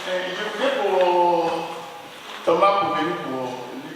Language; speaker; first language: French; non-native, learner; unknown